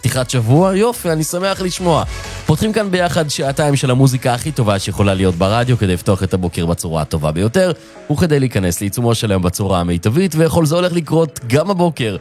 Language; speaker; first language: Hebrew; native; Hebrew